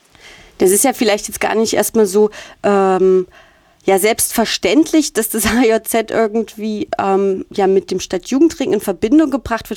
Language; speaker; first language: German; native; German